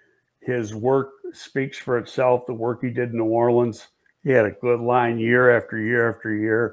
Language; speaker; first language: English; native; English